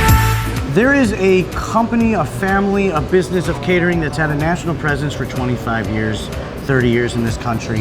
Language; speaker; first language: English; native; English